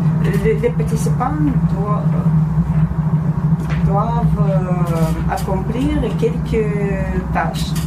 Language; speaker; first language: French; non-native, fluent; Russian